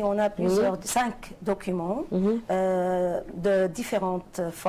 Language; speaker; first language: French; non-native, fluent; Arabic